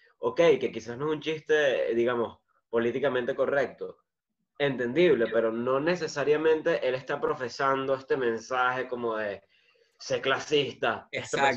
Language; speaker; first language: Spanish; native; Spanish